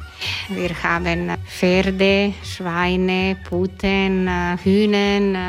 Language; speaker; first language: German; non-native, learner; Croatian